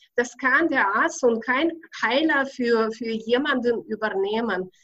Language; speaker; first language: German; non-native, fluent; Russian